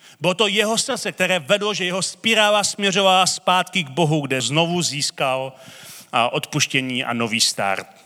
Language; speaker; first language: Czech; native; Czech